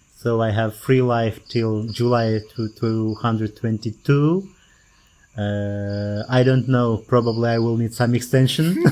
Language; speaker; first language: English; non-native, fluent; Kazakh